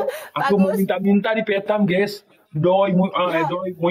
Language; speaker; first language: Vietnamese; non-native, learner; Indonesian